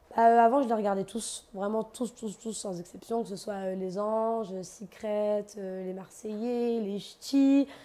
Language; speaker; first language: French; native; French